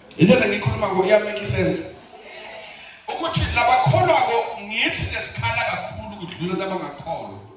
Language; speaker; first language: Zulu; non-native, local second language; Swati